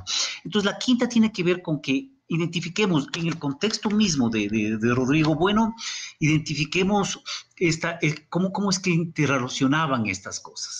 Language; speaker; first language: Spanish; native; Spanish